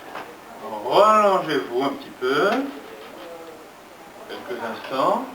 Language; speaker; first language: French; native; French